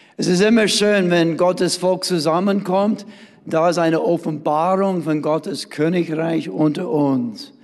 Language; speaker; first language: German; non-native, fluent; English